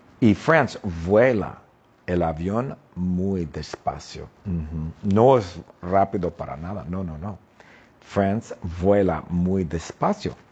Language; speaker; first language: Spanish; non-native, fluent; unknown